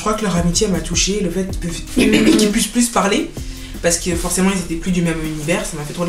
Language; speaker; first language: French; native; French